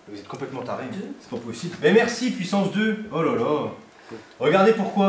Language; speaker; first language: French; native; French